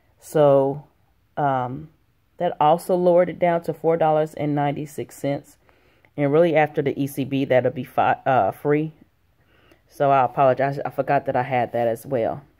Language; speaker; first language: English; native; English